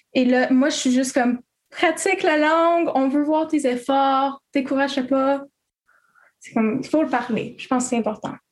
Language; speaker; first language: French; native; French